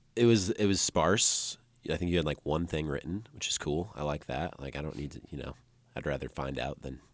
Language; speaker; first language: English; native; English